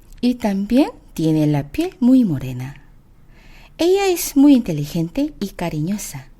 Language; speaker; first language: Spanish; non-native, fluent; Korean